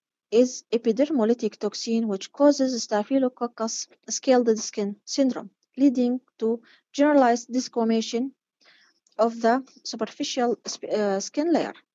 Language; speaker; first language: English; non-native, fluent; Arabic